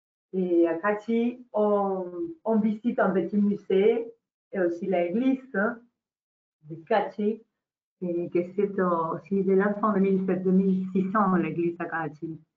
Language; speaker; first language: French; non-native, learner; Spanish